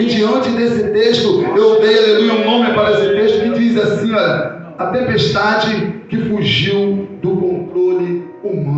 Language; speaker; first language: Portuguese; native; Portuguese